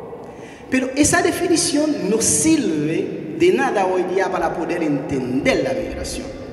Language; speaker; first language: Spanish; non-native, fluent; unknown